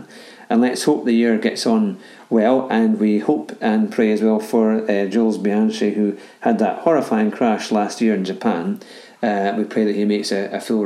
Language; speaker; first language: English; native; English